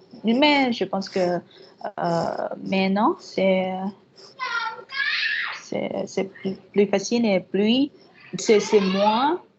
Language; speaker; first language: French; non-native, fluent; Vietnamese